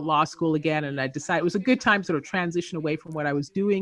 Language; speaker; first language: English; native; English